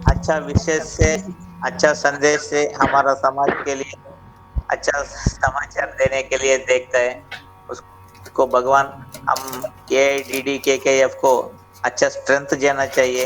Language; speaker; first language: Hindi; non-native, local second language; Telugu